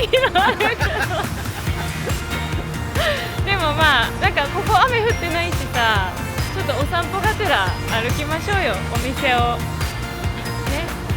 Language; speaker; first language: Japanese; native; Japanese